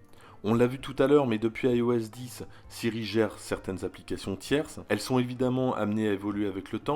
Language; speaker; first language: French; native; French